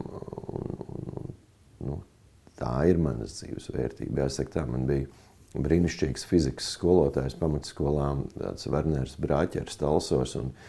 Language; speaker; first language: Latvian; native; Latvian